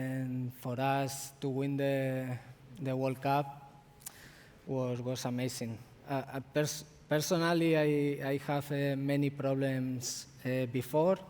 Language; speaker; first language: English; non-native, fluent; Spanish